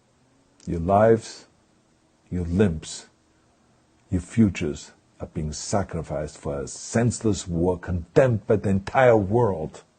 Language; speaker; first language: English; non-native, fluent; German